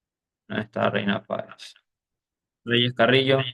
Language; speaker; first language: Spanish; native; Spanish